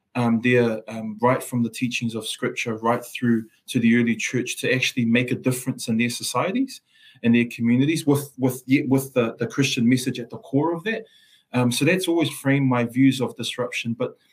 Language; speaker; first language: English; non-native, local second language; Samoan